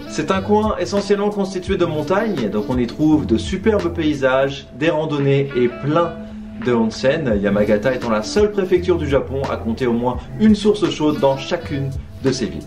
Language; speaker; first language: French; native; French